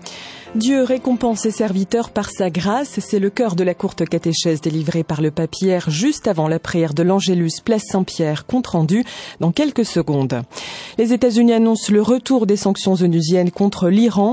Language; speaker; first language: French; native; French